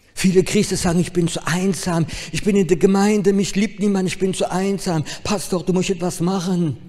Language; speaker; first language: German; non-native, fluent; French